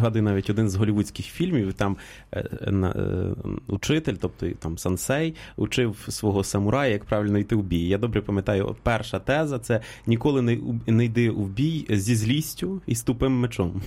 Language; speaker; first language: Ukrainian; native; Ukrainian